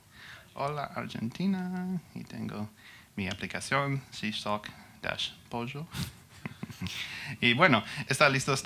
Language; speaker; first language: Spanish; non-native, learner; English